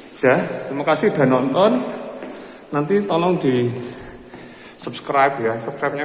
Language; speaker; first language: Indonesian; non-native, local second language; Javanese